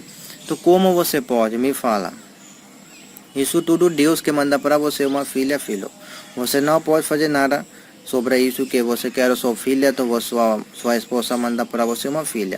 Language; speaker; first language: Portuguese; non-native, learner; Hindi